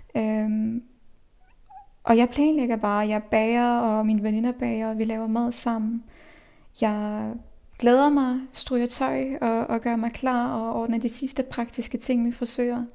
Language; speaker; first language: Danish; early bilingual, other home language; Persian